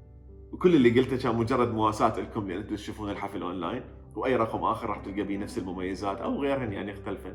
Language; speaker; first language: Arabic; native; Arabic